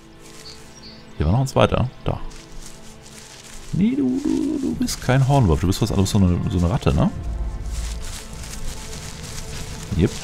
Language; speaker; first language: German; native; German